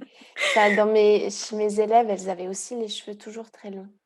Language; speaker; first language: French; early bilingual, heritage; Hungarian